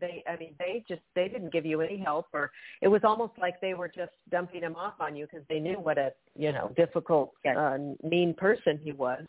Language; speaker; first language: English; native; English